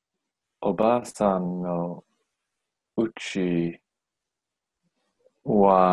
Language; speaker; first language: Japanese; non-native, learner; English